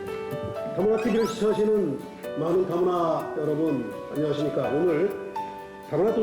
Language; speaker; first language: Korean; native; Korean